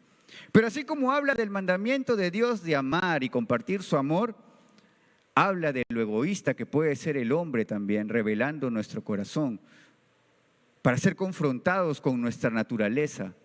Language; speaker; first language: Spanish; native; Spanish